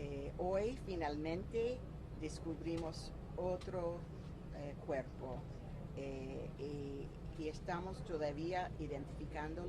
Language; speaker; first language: Spanish; non-native, fluent; English